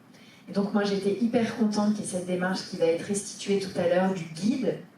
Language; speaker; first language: French; native; French